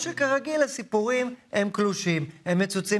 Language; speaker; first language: Hebrew; native; Hebrew